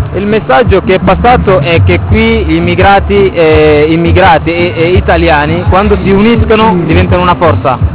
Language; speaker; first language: Italian; non-native, fluent; Arabic